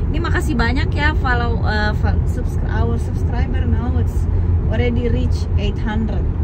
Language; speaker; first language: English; non-native, fluent; Indonesian